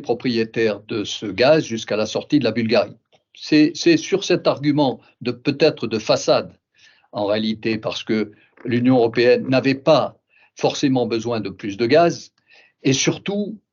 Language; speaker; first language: French; native; French